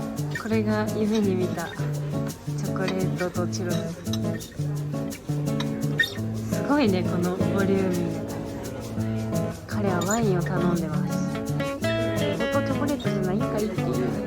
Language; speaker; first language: Japanese; native; Japanese